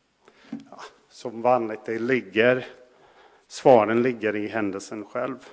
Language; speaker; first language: Swedish; non-native, fluent; English